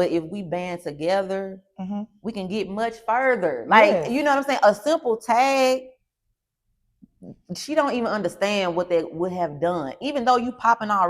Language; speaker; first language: English; native; English